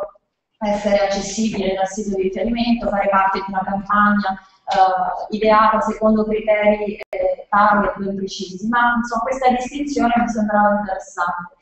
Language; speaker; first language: Italian; native; Italian